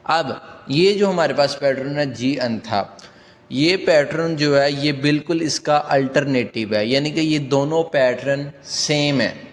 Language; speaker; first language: Urdu; non-native, local second language; Punjabi